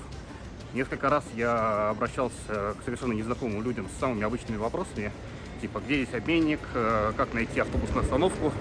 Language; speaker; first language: Russian; native; Russian